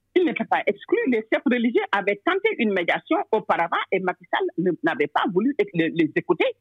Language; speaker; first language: French; non-native, local second language; Wolof